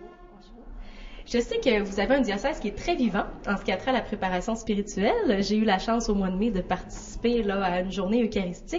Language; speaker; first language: French; native; French